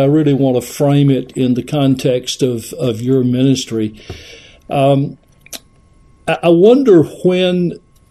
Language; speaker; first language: English; native; English